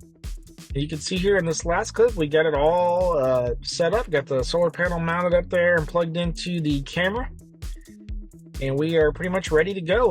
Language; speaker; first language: English; native; English